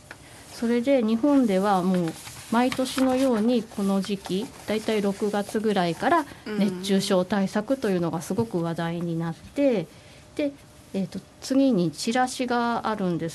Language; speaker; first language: Japanese; native; Japanese